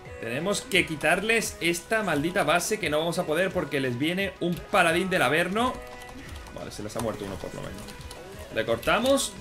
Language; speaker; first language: Spanish; native; Spanish